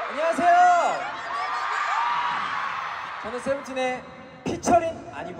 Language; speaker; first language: Korean; native; Korean